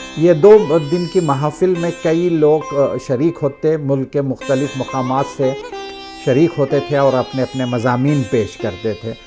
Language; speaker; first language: Urdu; native; Urdu